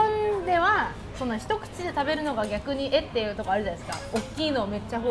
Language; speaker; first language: Japanese; native; Japanese